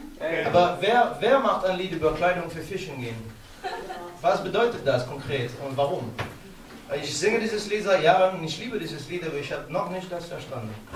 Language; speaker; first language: German; non-native, fluent; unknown